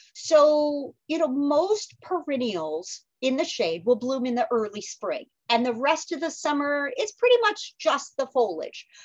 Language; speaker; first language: English; native; English